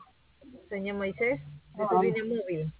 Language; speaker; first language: Spanish; native; Spanish